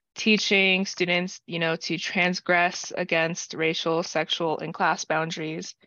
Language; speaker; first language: English; native; English